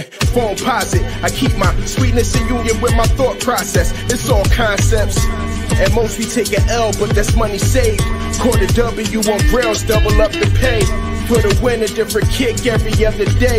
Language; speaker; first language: English; native; English